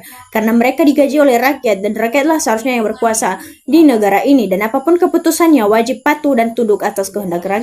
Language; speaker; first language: Indonesian; native; Indonesian